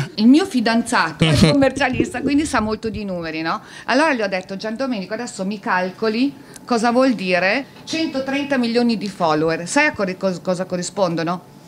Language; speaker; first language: Italian; native; Italian